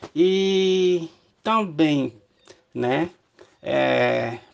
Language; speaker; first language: Portuguese; non-native, fluent; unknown